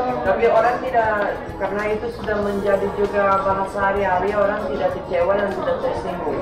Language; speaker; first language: Indonesian; non-native, fluent; Italian